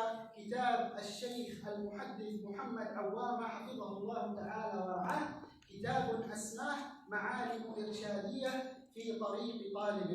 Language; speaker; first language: Arabic; native; Arabic